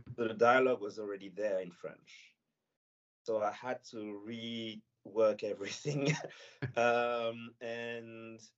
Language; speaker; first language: English; non-native, fluent; French